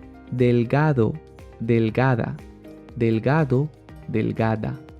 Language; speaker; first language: Spanish; native; Spanish